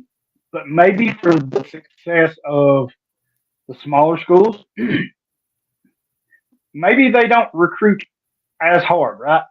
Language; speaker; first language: English; native; English